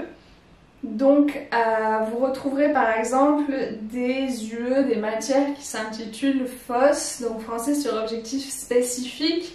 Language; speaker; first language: French; native; French